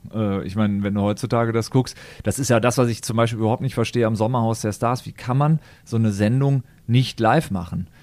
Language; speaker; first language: German; native; German